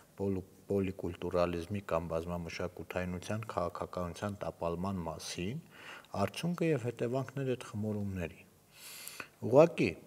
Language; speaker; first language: Armenian; native; Armenian